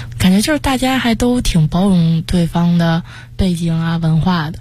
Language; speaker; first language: Chinese; native; Chinese